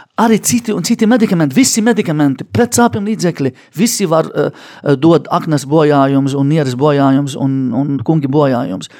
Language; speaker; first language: Latvian; non-native, fluent; Arabic